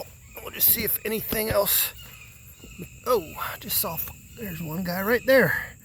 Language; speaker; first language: English; native; English